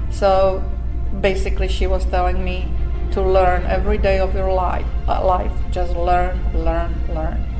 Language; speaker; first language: English; non-native, fluent; Slovak